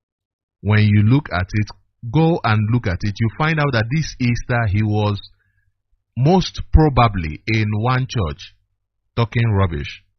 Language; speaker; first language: English; non-native, local second language; Igbo